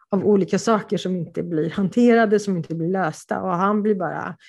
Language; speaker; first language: Swedish; early bilingual, other home language; Polish